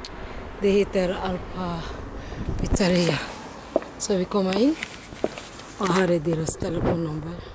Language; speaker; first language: Swedish; non-native, learner; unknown